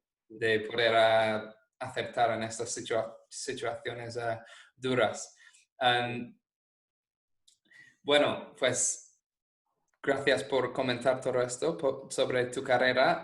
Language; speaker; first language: Spanish; non-native, fluent; English